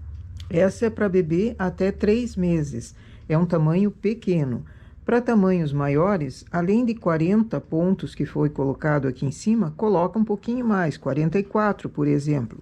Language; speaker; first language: Portuguese; native; Portuguese